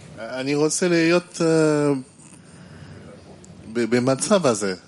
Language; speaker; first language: Hebrew; non-native, learner; French